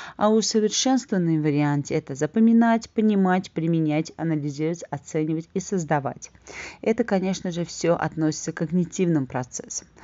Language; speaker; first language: Russian; non-native, local second language; Azerbaijani